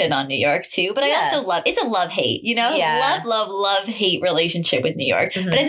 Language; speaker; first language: English; native; English